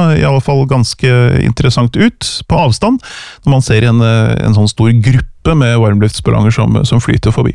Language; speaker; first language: Norwegian; native; Norwegian